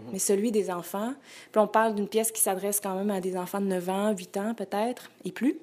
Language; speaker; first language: French; native; French